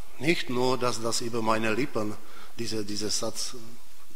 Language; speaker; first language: German; non-native, fluent; Czech